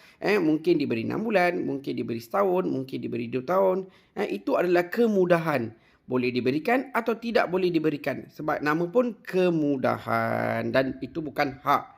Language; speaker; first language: Malay; non-native, local second language; Tamil